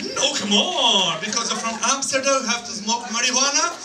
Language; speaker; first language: English; non-native, learner; Portuguese